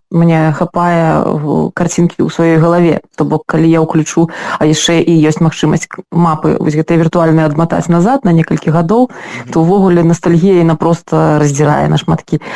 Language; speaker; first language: Belarusian; non-native, local second language; Russian